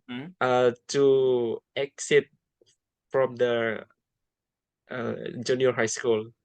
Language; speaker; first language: English; non-native, learner; Indonesian